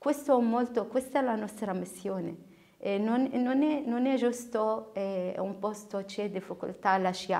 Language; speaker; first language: Italian; non-native, learner; Arabic